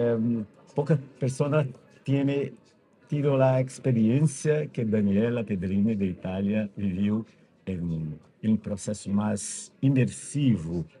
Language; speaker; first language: Spanish; non-native, fluent; Portuguese